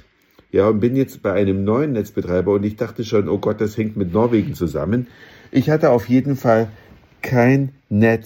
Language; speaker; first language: German; native; German